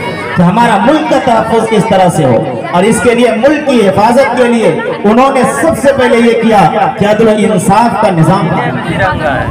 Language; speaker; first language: Urdu; native; Urdu